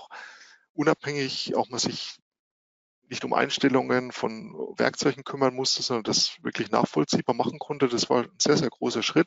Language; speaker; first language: German; native; German